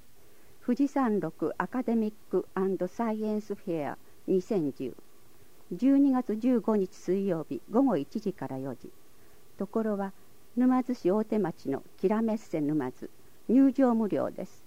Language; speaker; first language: Japanese; native; Japanese